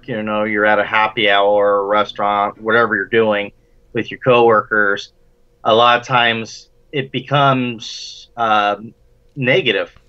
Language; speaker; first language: English; native; English